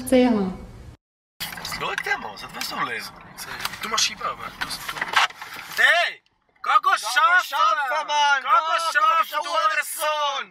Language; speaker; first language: German; native; German